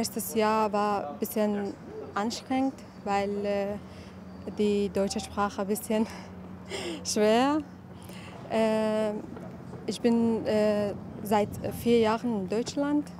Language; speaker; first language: German; non-native, learner; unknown